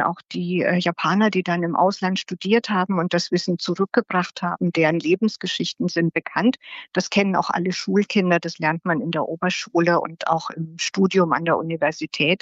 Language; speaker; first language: German; native; German